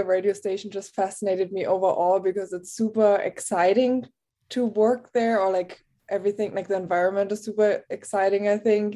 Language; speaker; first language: English; non-native, fluent; German